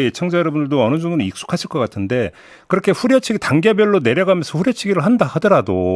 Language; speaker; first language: Korean; native; Korean